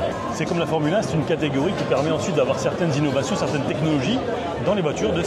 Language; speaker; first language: French; native; French